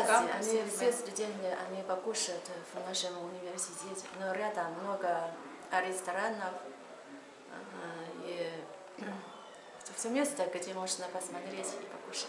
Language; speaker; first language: Russian; non-native, learner; Chinese